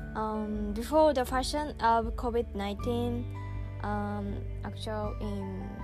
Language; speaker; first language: English; non-native, learner; Japanese